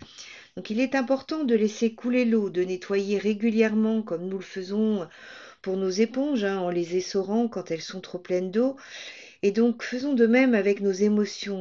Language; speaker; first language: French; native; French